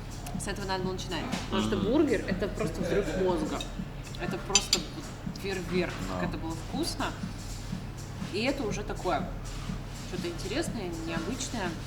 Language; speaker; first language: Russian; native; Russian